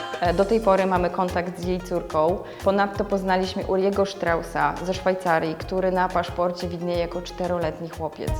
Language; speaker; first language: Polish; native; Polish